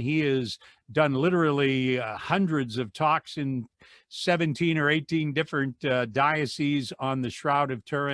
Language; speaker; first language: English; native; English